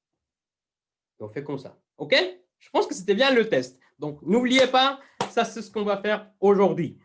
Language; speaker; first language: French; non-native, fluent; Spanish